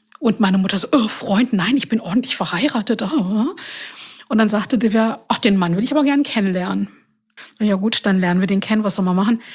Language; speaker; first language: German; non-native, fluent; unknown